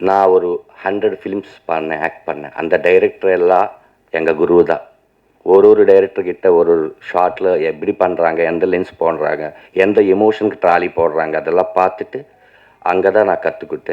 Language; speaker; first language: Tamil; non-native, learner; Telugu